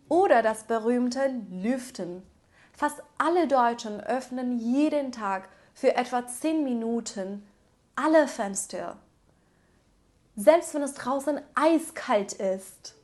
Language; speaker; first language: German; non-native, fluent; Persian